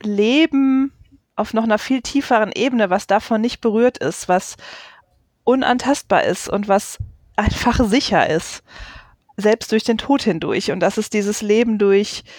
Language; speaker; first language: German; native; German